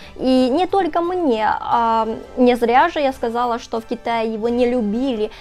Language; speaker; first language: Russian; non-native, fluent; Chinese